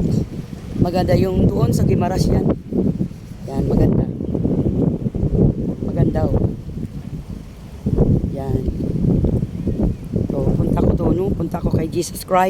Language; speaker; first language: Filipino; non-native, local second language; Hiligaynon